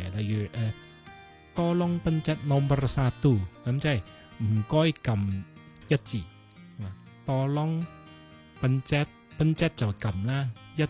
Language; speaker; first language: Cantonese; native; Cantonese